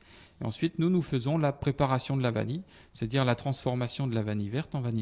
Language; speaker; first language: French; native; French